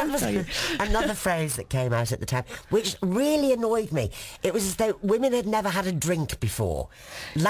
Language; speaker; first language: English; native; English